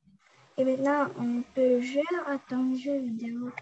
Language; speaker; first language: French; non-native, learner; Russian